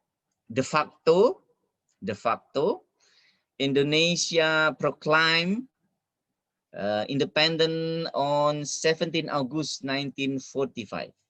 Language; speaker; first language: English; non-native, fluent; Indonesian